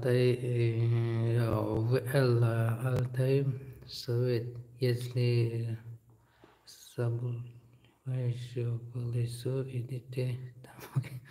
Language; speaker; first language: Russian; non-native, learner; Tajik